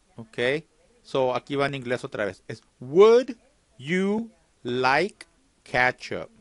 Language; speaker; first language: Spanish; early bilingual, heritage; Spanish